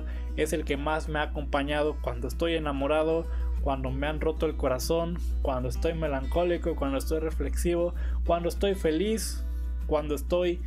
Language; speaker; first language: Spanish; native; Spanish